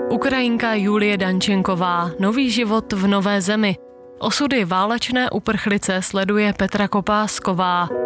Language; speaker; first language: Czech; native; Czech